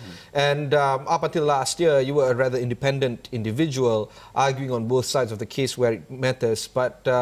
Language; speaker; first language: English; non-native, local second language; Malay